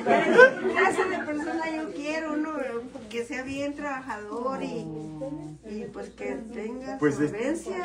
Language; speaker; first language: Spanish; native; Spanish